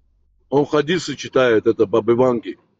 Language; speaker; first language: Russian; native; Russian